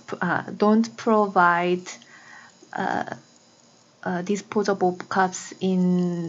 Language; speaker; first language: English; non-native, learner; Korean